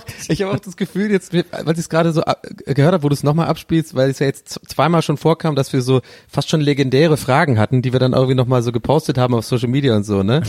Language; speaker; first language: German; native; German